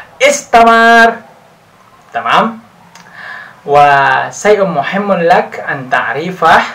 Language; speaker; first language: Arabic; non-native, learner; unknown